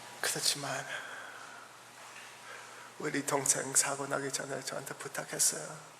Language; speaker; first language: Korean; early bilingual, heritage; Korean